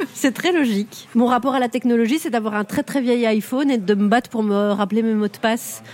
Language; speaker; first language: French; native; French